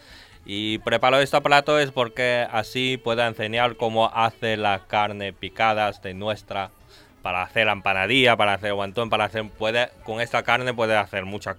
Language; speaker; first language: Spanish; non-native, learner; Chinese